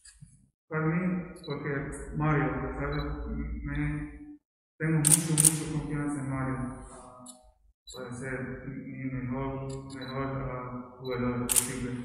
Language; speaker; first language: Spanish; non-native, learner; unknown